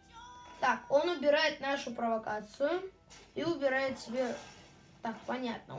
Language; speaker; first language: Russian; native; Russian